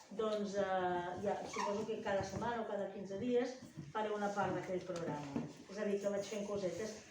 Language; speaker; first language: Catalan; native; Catalan